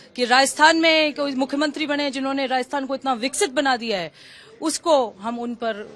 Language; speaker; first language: Hindi; native; Hindi